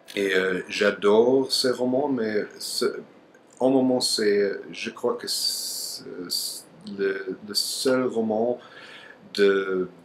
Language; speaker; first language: French; non-native, learner; German